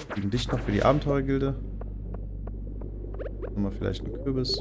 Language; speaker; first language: German; native; German